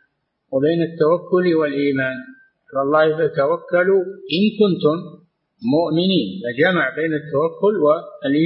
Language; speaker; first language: Arabic; native; Arabic